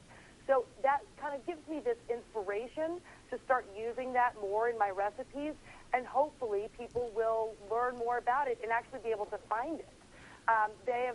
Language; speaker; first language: English; native; English